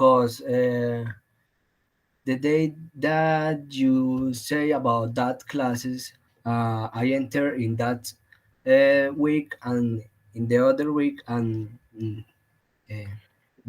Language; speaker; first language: English; non-native, learner; Spanish